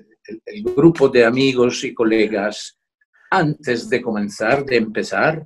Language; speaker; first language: Spanish; non-native, fluent; Italian